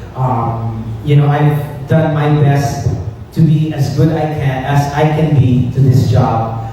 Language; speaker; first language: English; native; English